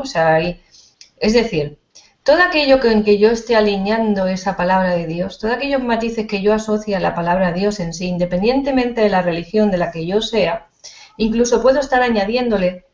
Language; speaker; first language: Spanish; native; Spanish